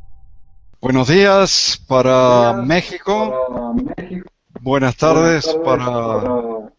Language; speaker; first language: Spanish; native; Spanish